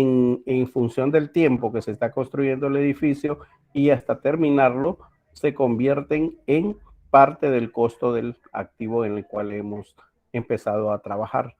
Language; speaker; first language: Spanish; native; Spanish